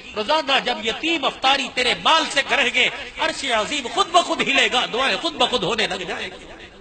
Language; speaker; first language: Urdu; non-native, local second language; Punjabi